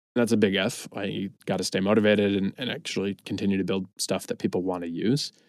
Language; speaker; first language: English; native; English